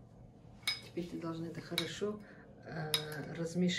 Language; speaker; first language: Russian; native; Russian